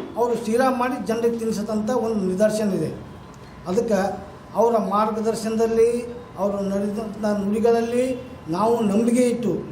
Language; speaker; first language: Kannada; native; Kannada